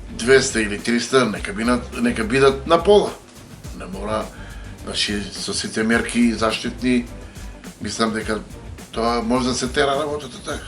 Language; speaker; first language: Macedonian; non-native, local second language; Romany